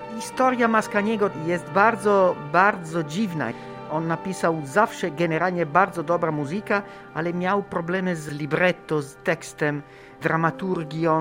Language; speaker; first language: Polish; non-native, learner; Italian